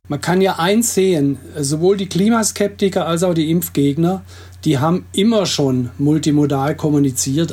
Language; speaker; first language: German; native; German